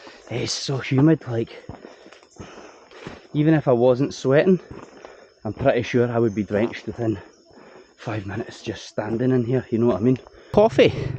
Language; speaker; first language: English; native; English